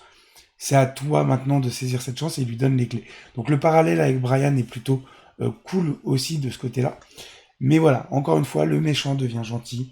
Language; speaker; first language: French; native; French